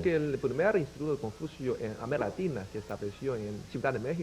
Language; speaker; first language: Spanish; non-native, fluent; Chinese